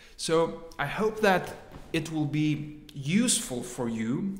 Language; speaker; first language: English; non-native, fluent; Lithuanian